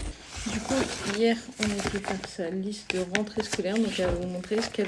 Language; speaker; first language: French; native; French